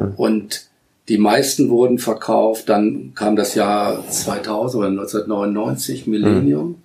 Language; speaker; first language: German; native; German